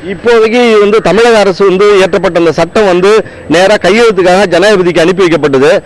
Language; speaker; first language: Tamil; native; Tamil